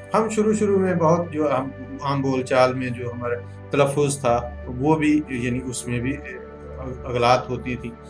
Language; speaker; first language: Urdu; non-native, local second language; Punjabi